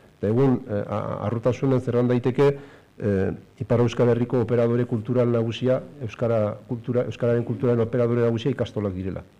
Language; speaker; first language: Basque; native; Basque